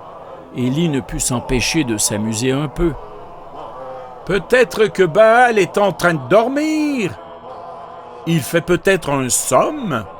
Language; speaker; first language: French; native; French